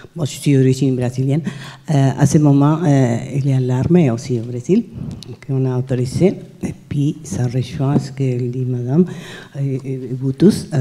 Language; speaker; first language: French; non-native, fluent; Spanish